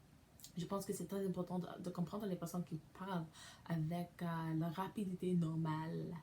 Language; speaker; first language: French; non-native, learner; English